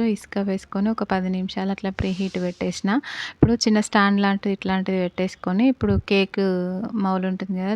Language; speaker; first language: Telugu; native; Telugu